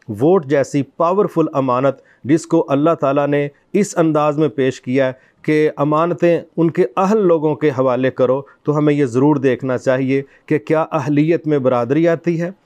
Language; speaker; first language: Urdu; non-native, local second language; Punjabi